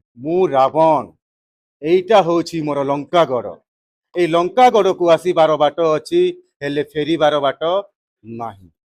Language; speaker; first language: Odia; native; Odia